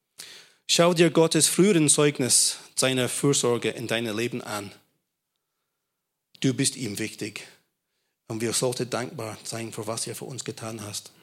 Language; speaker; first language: German; non-native, fluent; English